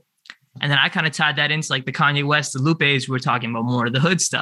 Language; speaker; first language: English; native; English